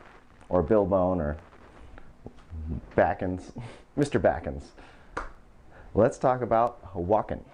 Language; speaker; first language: English; native; English